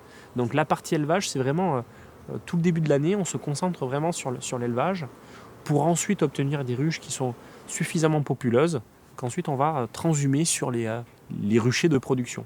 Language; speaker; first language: French; native; French